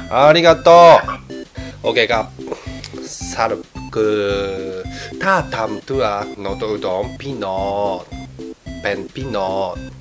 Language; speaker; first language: Thai; non-native, learner; Japanese